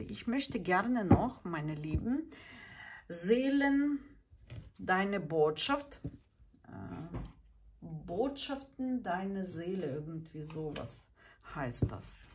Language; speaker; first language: German; non-native, fluent; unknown